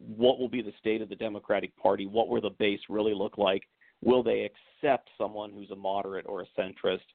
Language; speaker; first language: English; native; English